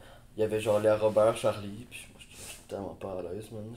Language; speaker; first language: French; native; French